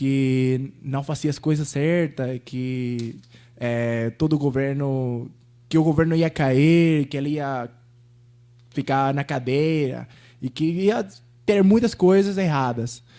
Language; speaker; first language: Portuguese; non-native, fluent; Spanish